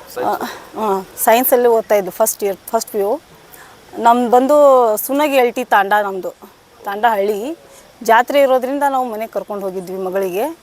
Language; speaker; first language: Kannada; non-native, local second language; Lambadi